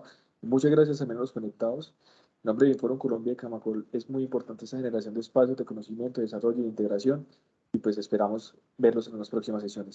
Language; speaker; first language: Spanish; native; Spanish